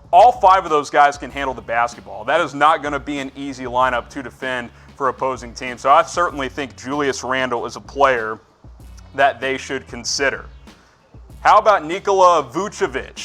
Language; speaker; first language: English; native; English